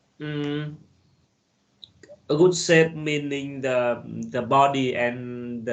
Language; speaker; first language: English; non-native, learner; Vietnamese